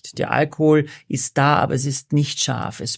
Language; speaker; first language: German; native; German